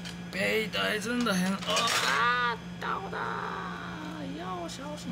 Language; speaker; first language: Chinese; non-native, learner; Japanese